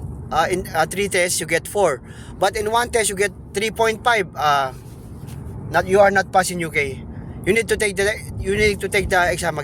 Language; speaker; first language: English; non-native, local second language; Filipino